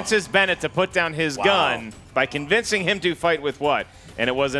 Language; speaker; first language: English; native; English